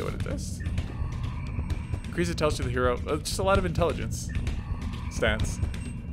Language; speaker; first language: English; native; English